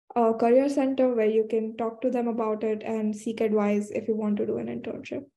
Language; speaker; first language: English; non-native, local second language; Hindi